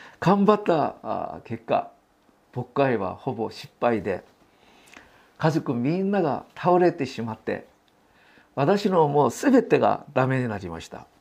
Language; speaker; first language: Japanese; non-native, fluent; Korean